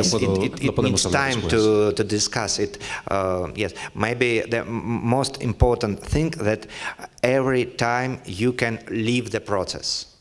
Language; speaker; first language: English; non-native, learner; Russian